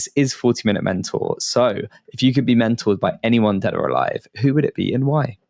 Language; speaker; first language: English; native; English